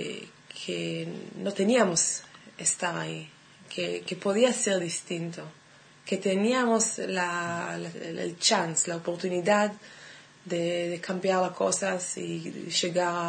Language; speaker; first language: Spanish; non-native, fluent; Hebrew